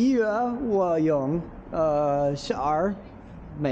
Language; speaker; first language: Chinese; non-native, learner; English